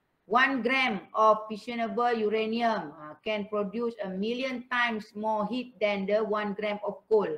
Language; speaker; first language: English; non-native, local second language; Malay